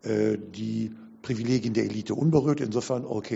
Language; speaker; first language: German; native; German